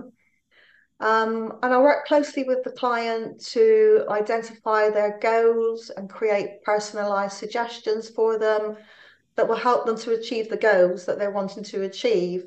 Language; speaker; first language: English; native; English